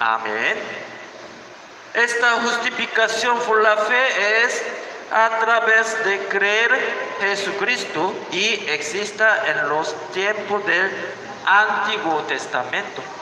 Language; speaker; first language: Spanish; non-native, learner; Korean